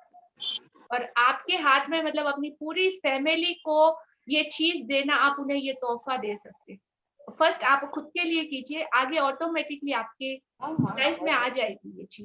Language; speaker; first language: Hindi; native; Hindi